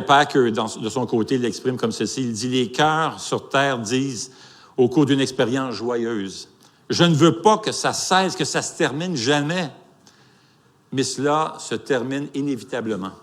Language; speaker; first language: French; native; French